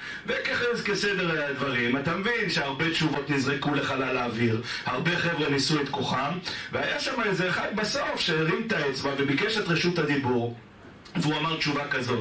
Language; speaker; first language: Hebrew; native; Hebrew